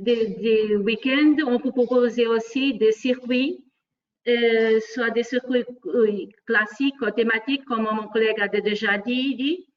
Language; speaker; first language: French; non-native, fluent; Portuguese